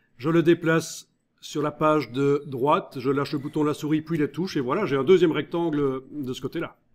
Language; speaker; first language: French; native; French